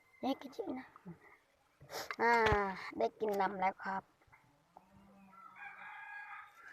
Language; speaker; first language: Thai; native; Thai